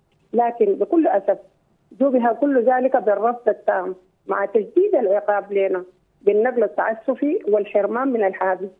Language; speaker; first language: Arabic; native; Arabic